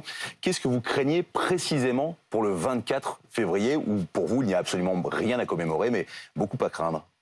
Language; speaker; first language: French; native; French